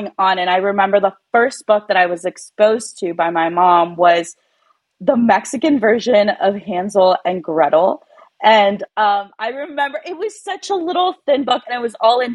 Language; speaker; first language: English; early bilingual, other home language; Spanish